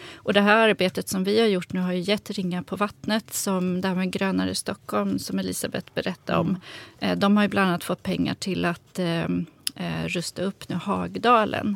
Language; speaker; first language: Swedish; native; Swedish